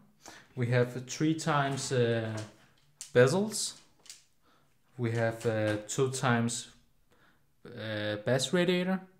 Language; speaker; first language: English; non-native, fluent; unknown